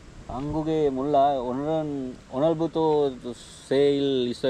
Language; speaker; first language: Korean; non-native, learner; Sinhala